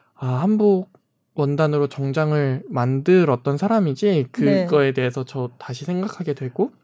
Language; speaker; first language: Korean; native; Korean